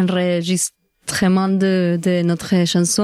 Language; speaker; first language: French; non-native, learner; Spanish